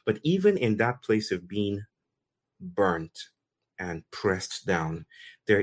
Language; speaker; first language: English; non-native, local second language; Yoruba